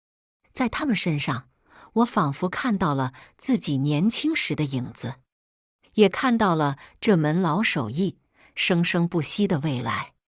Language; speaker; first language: Chinese; native; Chinese